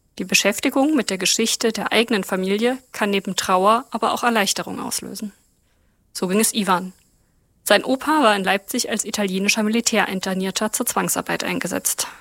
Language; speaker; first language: German; native; German